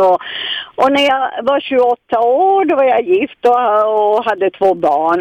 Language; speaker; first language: Swedish; non-native, fluent; Serbian